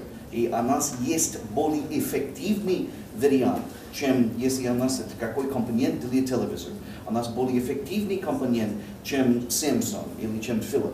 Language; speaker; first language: Russian; non-native, learner; English